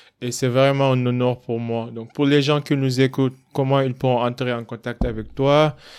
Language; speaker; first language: French; non-native, local second language; Wolof